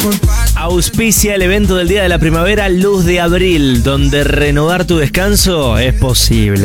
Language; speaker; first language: Spanish; native; Spanish